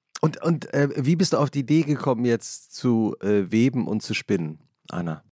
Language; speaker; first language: German; native; German